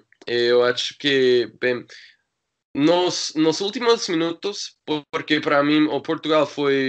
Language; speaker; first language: Portuguese; non-native, learner; English